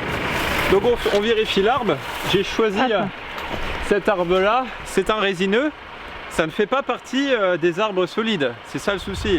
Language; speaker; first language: French; native; French